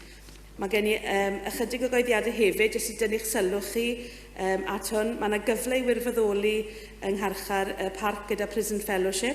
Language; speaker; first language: Welsh; native; Welsh